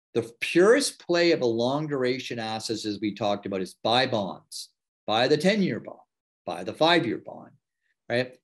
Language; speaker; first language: English; native; English